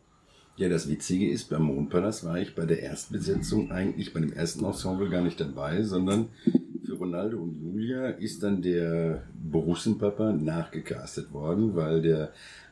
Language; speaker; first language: German; native; German